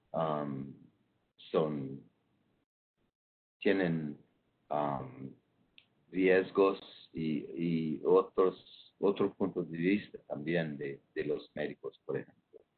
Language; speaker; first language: Spanish; non-native, fluent; English